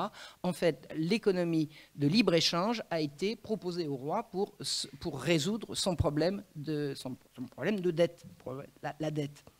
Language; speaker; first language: French; native; French